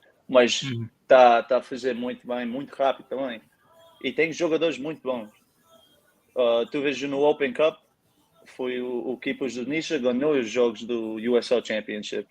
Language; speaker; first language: Portuguese; early bilingual, heritage; Portuguese